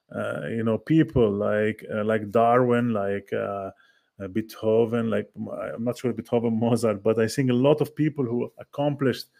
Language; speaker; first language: English; non-native, fluent; Arabic